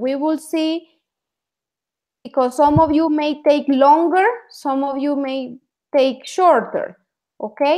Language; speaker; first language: English; non-native, fluent; Spanish